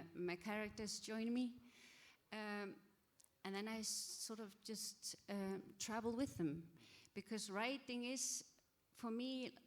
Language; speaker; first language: English; non-native, fluent; Icelandic